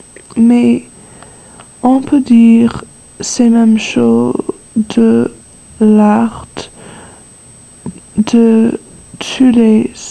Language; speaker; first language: French; non-native, learner; English